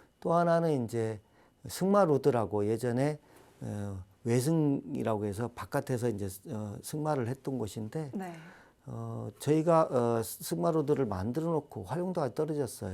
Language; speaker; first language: Korean; native; Korean